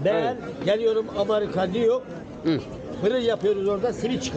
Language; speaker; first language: Turkish; native; Turkish